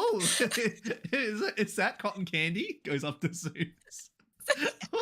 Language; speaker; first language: English; native; English